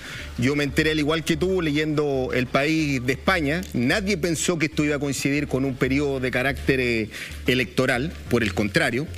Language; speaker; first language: Spanish; native; Spanish